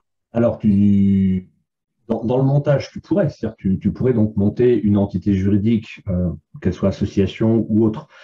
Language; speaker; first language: French; native; French